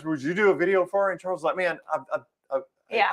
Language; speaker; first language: English; native; English